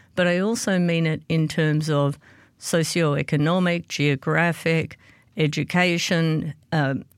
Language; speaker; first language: English; native; English